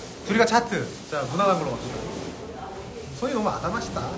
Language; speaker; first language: Korean; native; Korean